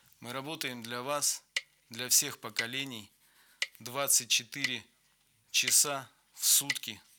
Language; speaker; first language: Russian; native; Russian